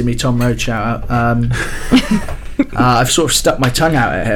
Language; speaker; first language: English; native; English